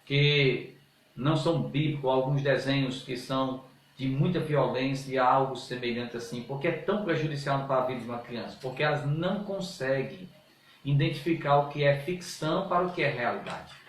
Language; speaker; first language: Portuguese; native; Portuguese